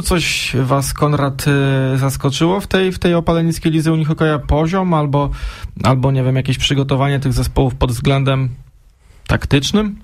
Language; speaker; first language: Polish; native; Polish